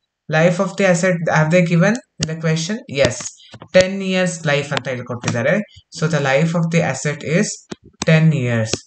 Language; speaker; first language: English; non-native, local second language; Kannada